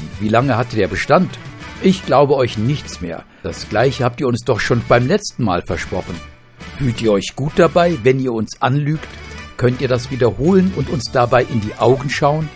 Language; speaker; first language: German; native; German